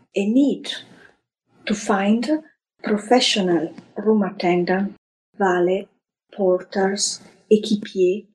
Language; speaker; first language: English; non-native, fluent; Italian